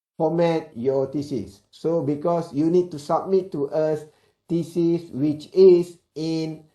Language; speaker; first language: English; non-native, local second language; Malay